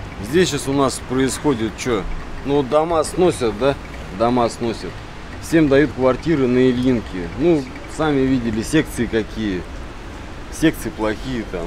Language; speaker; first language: Russian; native; Russian